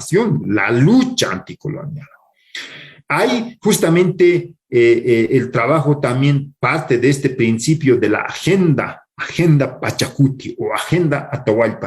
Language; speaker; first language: Spanish; non-native, local second language; Aymara